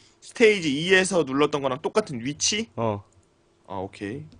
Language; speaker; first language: Korean; native; Korean